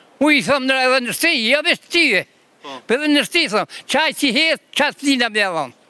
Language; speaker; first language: Albanian; native; Albanian